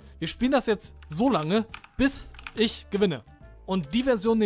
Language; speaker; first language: German; native; German